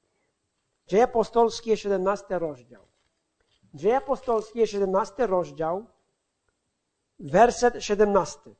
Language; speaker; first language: Polish; non-native, fluent; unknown